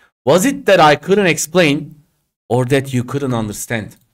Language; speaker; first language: English; non-native, fluent; Turkish